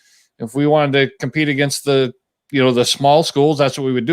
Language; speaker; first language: English; native; English